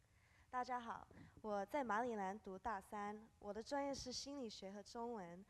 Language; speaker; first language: Chinese; non-native, learner; English